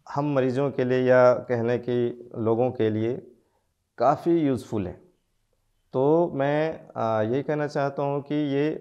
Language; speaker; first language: Hindi; native; Hindi